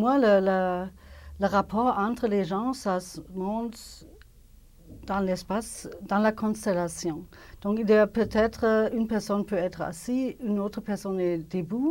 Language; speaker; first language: French; non-native, fluent; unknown